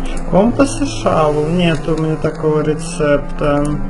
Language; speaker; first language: Russian; native; Russian